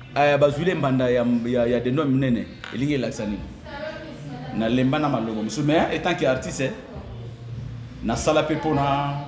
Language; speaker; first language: Lingala; native; Lingala